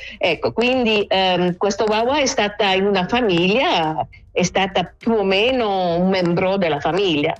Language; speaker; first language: Italian; non-native, local second language; French